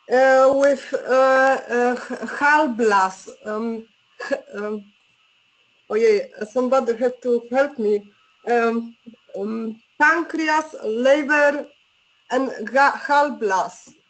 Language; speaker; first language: English; non-native, learner; Polish